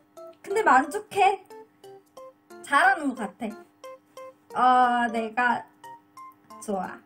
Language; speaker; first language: Korean; non-native, learner; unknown